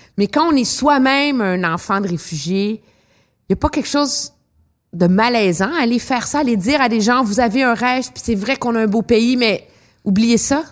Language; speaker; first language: French; native; French